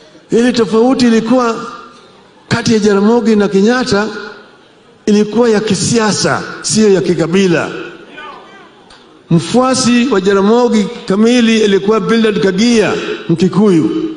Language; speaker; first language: Swahili; non-native, local second language; Luo (Kenya and Tanzania)